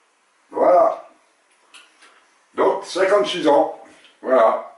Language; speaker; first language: French; native; French